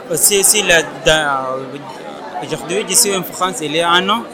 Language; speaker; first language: French; non-native, learner; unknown